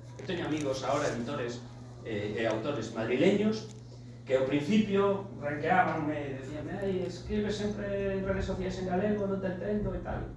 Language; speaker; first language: Galician; non-native, local second language; Spanish